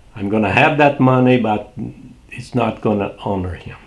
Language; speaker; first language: English; non-native, fluent; Portuguese